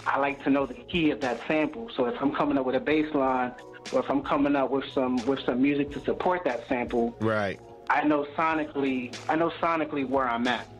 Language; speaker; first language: English; native; English